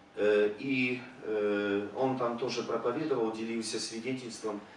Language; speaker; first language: Russian; non-native, fluent; Polish